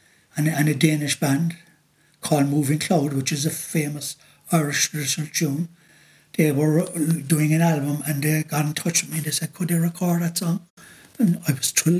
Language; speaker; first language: English; native; English